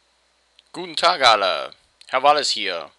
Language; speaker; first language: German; non-native, fluent; English